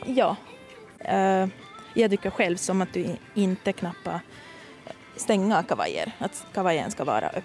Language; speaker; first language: Swedish; non-native, fluent; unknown